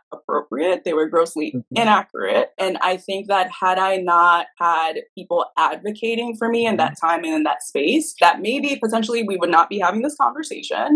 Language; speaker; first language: English; early bilingual, other home language; Haitian Creole